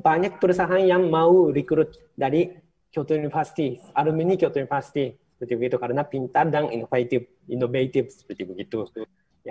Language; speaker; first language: Indonesian; non-native, fluent; Japanese